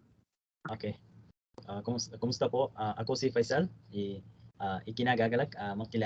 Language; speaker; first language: Filipino; non-native, learner; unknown